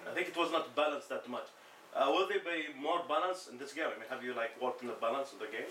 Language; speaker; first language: English; non-native, fluent; Arabic